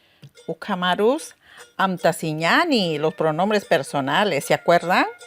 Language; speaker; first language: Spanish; non-native, local second language; Aymara